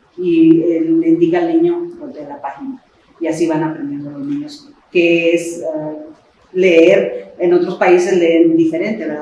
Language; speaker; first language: Spanish; early bilingual, other home language; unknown